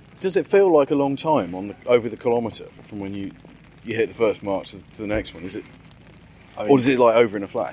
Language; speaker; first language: English; native; English